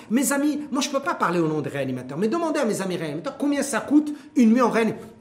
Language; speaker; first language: French; non-native, local second language; Arabic